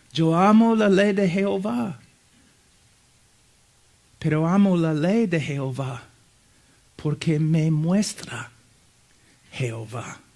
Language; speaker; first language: Spanish; non-native, fluent; English